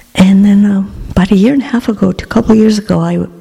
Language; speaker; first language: English; non-native, fluent; Greek